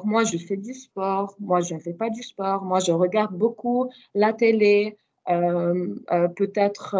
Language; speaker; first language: French; non-native, fluent; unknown